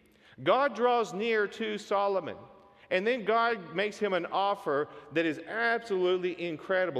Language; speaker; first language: English; native; English